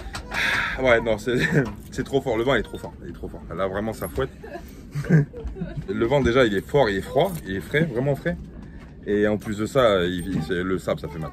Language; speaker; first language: French; native; French